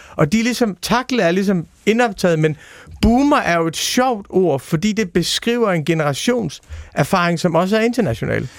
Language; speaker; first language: Danish; native; Danish